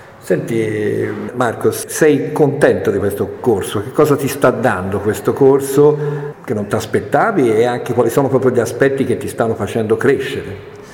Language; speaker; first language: Italian; native; Italian